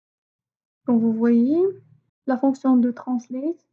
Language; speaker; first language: French; non-native, fluent; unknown